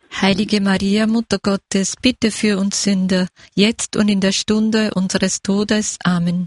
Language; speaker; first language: German; native; German